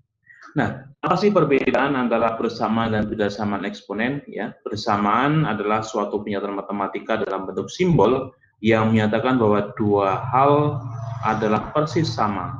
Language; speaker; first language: Indonesian; native; Indonesian